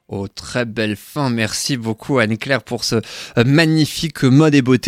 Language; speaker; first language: French; native; French